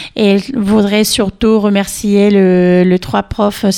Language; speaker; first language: French; non-native, fluent; Spanish